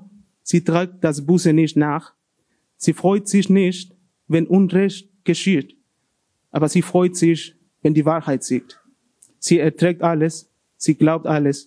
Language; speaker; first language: German; non-native, learner; Spanish